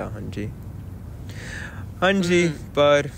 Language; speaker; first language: Punjabi; non-native, learner; English